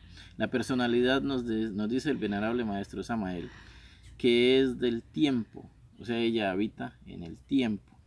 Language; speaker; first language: Spanish; native; Spanish